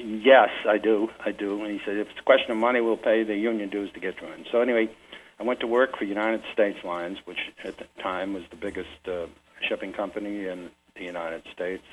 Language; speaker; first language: English; native; English